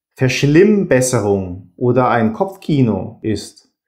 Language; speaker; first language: German; native; German